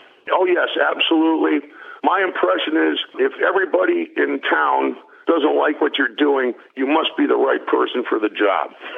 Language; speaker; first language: English; early bilingual, other home language; German